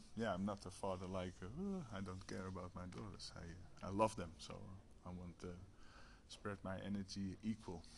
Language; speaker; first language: English; non-native, fluent; Dutch